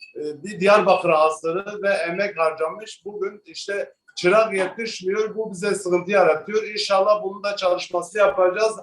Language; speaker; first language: Turkish; native; Turkish